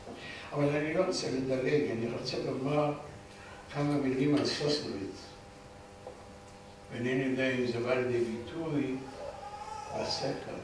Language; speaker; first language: Hebrew; early bilingual, other home language; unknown